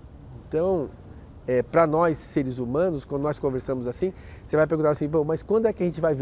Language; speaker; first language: Portuguese; native; Portuguese